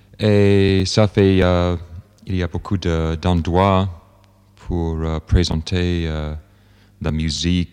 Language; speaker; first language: French; non-native, fluent; English